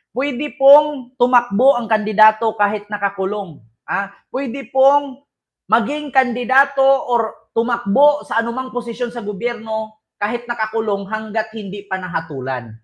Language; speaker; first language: Filipino; non-native, local second language; Cebuano